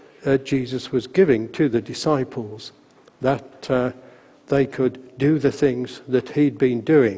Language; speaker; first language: English; native; English